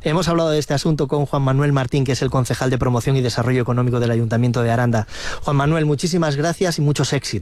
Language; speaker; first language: Spanish; native; Spanish